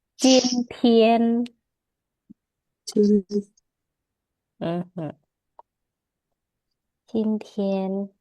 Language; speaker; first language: Chinese; non-native, fluent; Indonesian